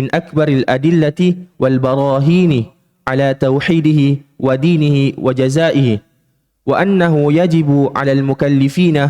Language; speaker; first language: Arabic; non-native, learner; Indonesian